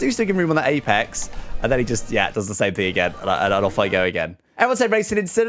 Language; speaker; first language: English; native; English